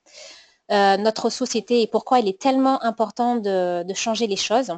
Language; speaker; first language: French; native; French